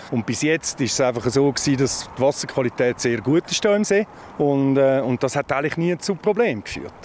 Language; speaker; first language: German; native; German